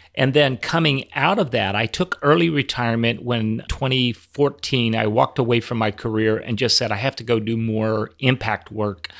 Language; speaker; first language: English; native; English